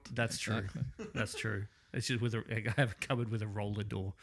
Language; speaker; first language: English; native; English